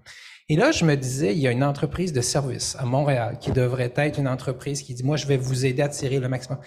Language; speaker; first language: French; native; French